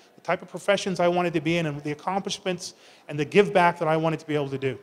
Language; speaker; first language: English; native; English